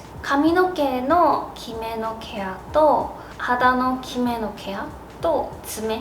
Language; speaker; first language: Japanese; non-native, learner; Korean